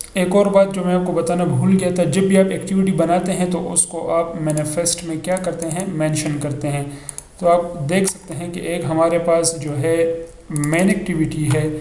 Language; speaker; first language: Urdu; non-native, local second language; Pashto